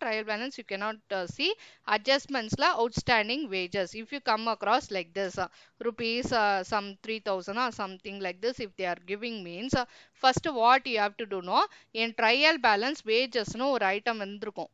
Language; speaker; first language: English; non-native, local second language; Tamil